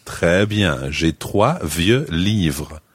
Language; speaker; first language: French; non-native, fluent; English